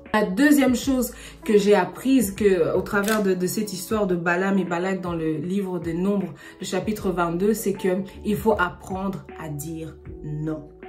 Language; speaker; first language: French; non-native, local second language; Lingala